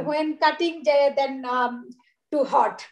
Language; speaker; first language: English; non-native, learner; Bangla